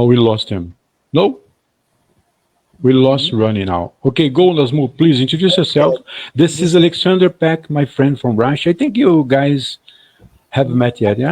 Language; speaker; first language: English; non-native, fluent; Portuguese